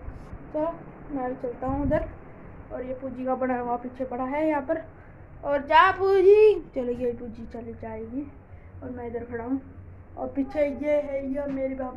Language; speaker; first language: Hindi; native; Hindi